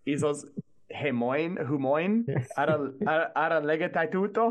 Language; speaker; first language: Greek; non-native, fluent; English